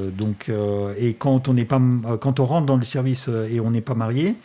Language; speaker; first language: French; non-native, fluent; Russian